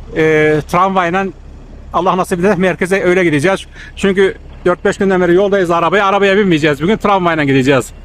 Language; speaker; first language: Turkish; native; Turkish